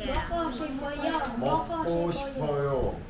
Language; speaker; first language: Korean; non-native, learner; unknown